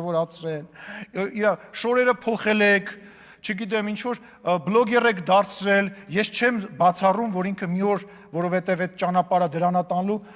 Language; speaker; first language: Armenian; native; Armenian